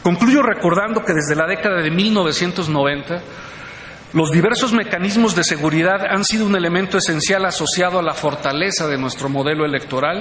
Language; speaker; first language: Spanish; native; Spanish